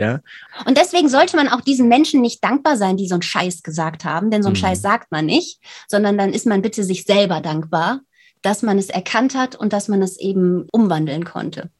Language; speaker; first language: German; native; German